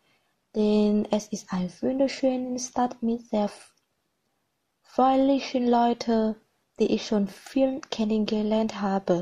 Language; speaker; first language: German; non-native, learner; Vietnamese